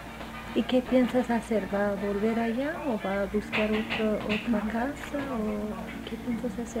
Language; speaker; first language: Spanish; non-native, fluent; English